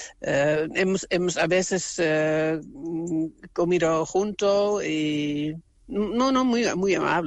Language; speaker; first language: Spanish; non-native, learner; Dutch